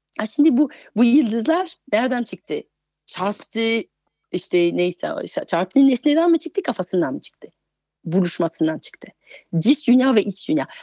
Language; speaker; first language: Turkish; non-native, fluent; French